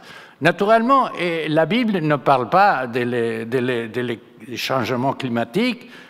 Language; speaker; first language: French; non-native, fluent; Spanish